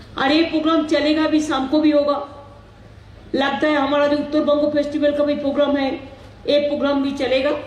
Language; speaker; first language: Hindi; non-native, local second language; Bangla